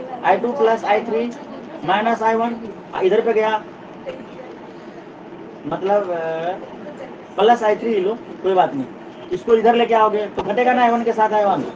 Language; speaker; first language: Hindi; native; Hindi